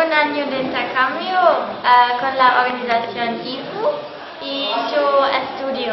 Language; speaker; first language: Spanish; non-native, learner; German